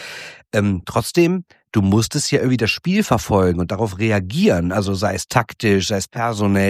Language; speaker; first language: German; native; German